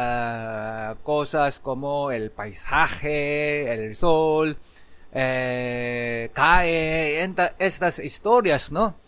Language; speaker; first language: Spanish; non-native, learner; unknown